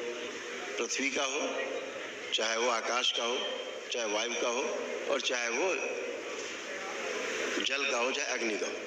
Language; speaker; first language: Hindi; native; Hindi